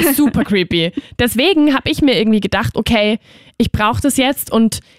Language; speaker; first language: German; non-native, fluent; Spanish